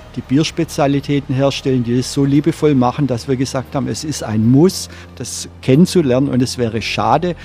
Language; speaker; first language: German; native; German